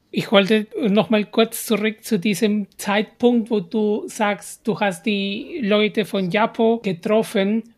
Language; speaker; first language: German; non-native, fluent; Spanish